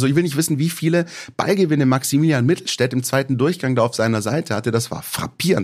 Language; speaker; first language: German; native; German